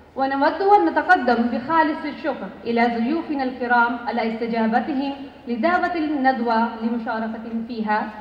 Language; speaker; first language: Arabic; non-native, fluent; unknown